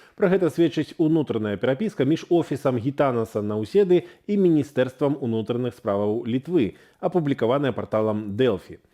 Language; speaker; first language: Belarusian; native; Belarusian